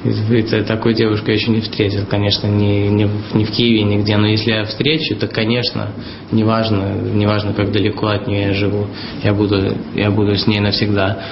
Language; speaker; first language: Russian; early bilingual, heritage; Russian